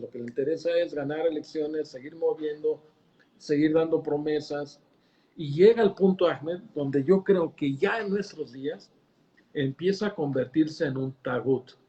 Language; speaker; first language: Spanish; native; Spanish